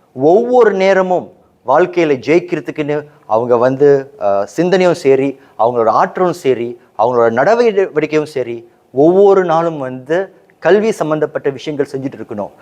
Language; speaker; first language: Tamil; native; Tamil